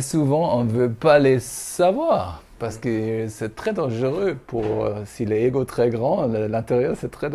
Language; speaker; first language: French; non-native, fluent; German